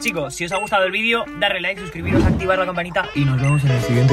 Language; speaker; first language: Spanish; native; Spanish